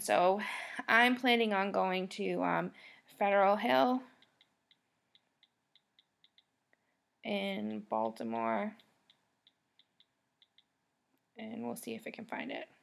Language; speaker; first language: English; native; English